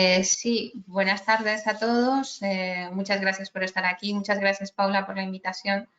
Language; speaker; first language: Spanish; native; Spanish